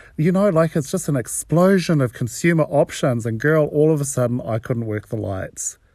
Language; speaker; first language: English; native; English